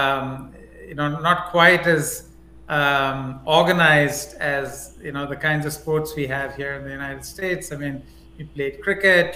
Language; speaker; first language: English; non-native, local second language; Tamil